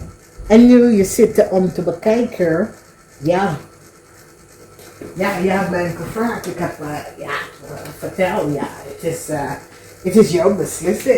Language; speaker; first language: Dutch; non-native, learner; English